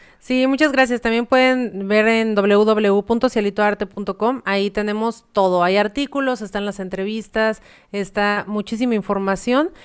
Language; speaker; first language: Spanish; native; Spanish